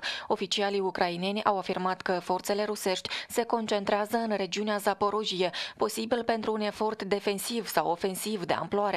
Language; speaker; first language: Romanian; native; Romanian